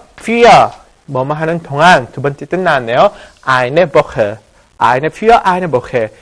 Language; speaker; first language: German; non-native, fluent; Korean